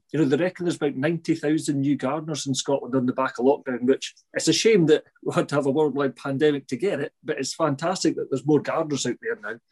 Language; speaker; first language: English; native; English